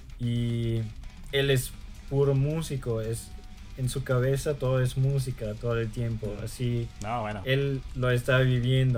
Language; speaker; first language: Spanish; early bilingual, heritage; German